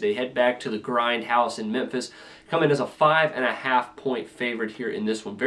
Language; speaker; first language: English; native; English